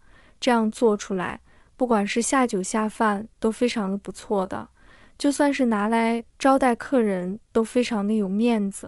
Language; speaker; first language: Chinese; native; Chinese